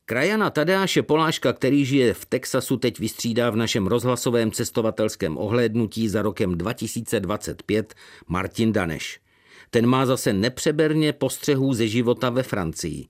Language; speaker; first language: Czech; native; Czech